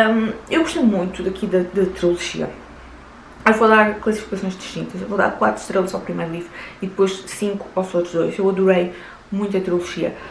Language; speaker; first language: Portuguese; native; Portuguese